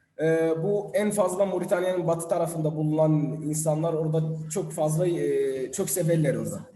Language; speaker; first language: Turkish; non-native, learner; Arabic